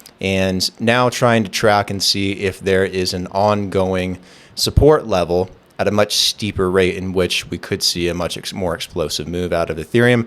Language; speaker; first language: English; native; English